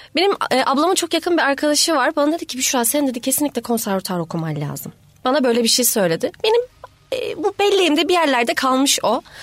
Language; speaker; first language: Turkish; native; Turkish